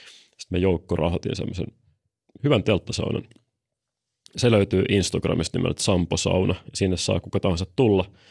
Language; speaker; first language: Finnish; native; Finnish